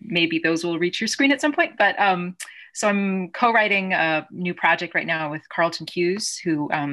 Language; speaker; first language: English; native; English